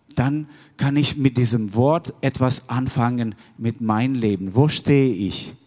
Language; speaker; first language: German; non-native, fluent; Albanian